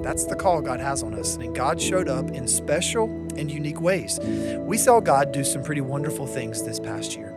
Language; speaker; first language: English; native; English